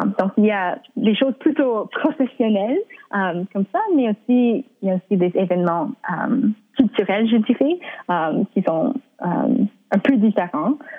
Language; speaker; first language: French; non-native, local second language; English